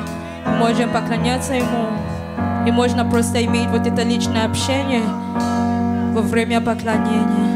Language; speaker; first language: Russian; non-native, fluent; English